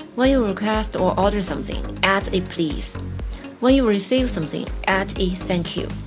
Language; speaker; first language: English; non-native, fluent; Chinese